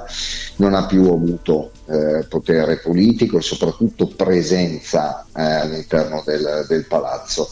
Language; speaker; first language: Italian; native; Italian